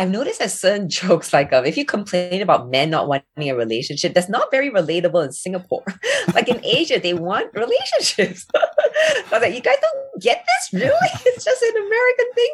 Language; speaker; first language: English; native; English